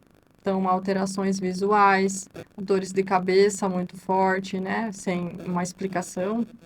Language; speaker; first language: Portuguese; native; Portuguese